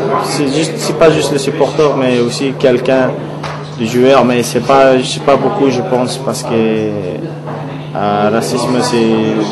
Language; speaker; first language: French; non-native, learner; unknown